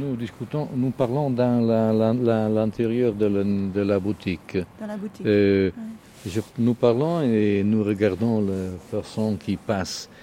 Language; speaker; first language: French; non-native, learner; Italian